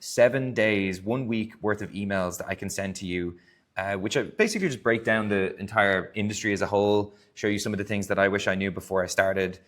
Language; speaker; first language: English; native; English